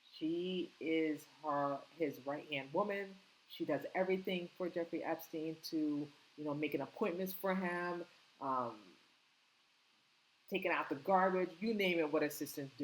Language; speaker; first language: English; native; English